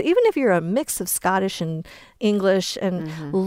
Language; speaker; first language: English; early bilingual, other home language; Chinese